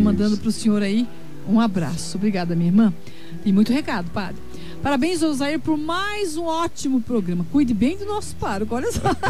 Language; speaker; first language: Portuguese; native; Portuguese